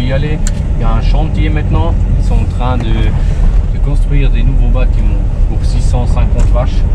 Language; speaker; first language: French; non-native, fluent; German